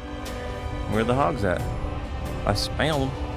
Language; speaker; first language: English; native; English